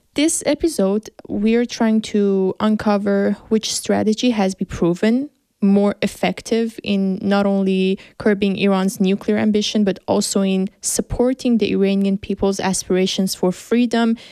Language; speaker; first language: English; non-native, fluent; Persian